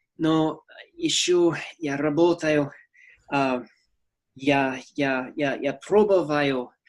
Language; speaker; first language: Russian; non-native, learner; English